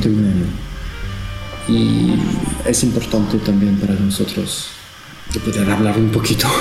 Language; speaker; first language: Spanish; non-native, learner; French